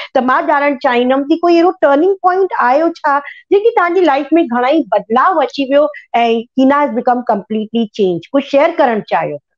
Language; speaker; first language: Sindhi; early bilingual, heritage; Sindhi